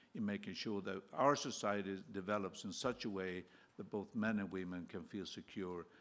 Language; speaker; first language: English; non-native, fluent; Swedish